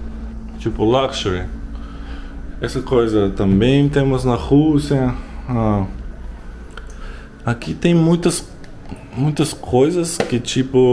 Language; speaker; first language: Portuguese; non-native, learner; Russian